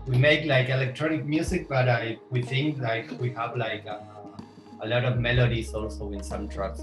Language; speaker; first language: English; non-native, fluent; Spanish